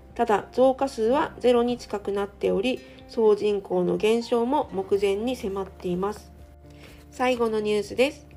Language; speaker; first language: Japanese; non-native, fluent; Chinese